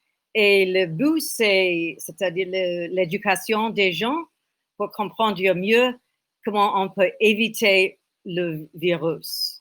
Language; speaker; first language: French; non-native, learner; English